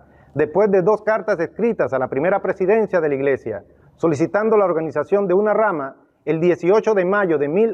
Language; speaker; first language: Spanish; native; Spanish